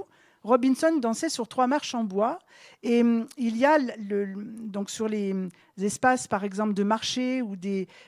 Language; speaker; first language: French; native; French